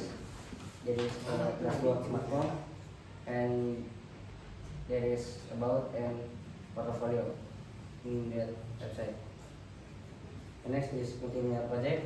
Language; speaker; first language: English; non-native, learner; Indonesian